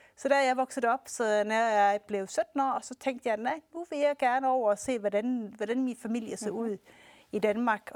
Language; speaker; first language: Danish; early bilingual, heritage; Swedish